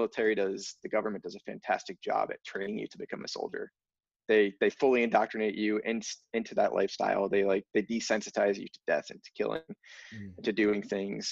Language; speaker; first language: English; native; English